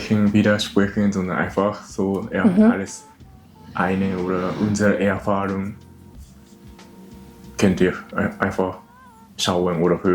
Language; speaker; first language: German; non-native, learner; Japanese